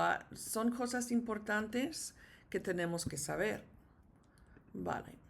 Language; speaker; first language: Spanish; non-native, fluent; English